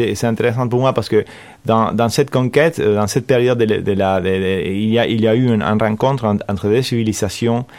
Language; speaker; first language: French; non-native, fluent; Spanish